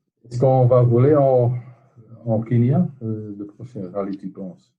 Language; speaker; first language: French; non-native, local second language; Dutch